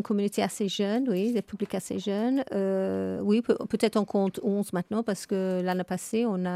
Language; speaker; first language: French; non-native, fluent; English